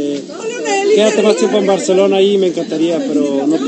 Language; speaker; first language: Spanish; native; Spanish